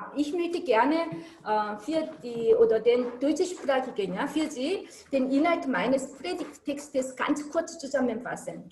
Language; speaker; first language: German; non-native, learner; Korean